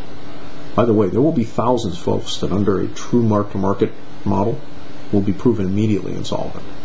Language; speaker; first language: English; native; English